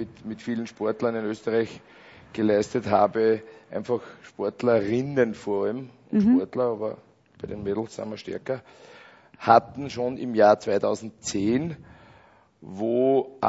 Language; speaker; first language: German; native; German